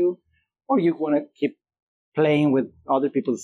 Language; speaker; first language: English; non-native, fluent; Spanish